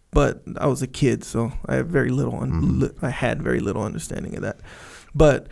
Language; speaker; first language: English; native; English